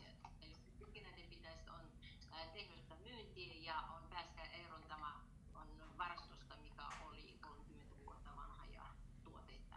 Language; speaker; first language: Finnish; non-native, learner; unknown